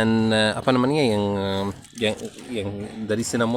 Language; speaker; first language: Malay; non-native, learner; Arabic